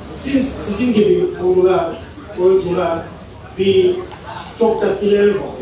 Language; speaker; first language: Turkish; non-native, fluent; Kurdish